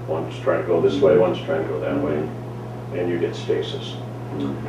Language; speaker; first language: English; native; English